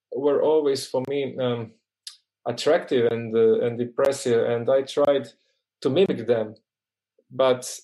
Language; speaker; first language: English; non-native, fluent; Croatian